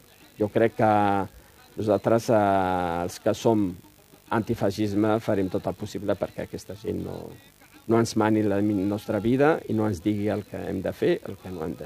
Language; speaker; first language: Catalan; non-native, fluent; Riffian